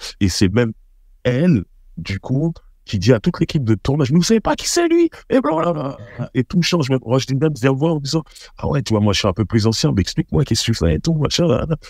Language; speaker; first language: French; native; French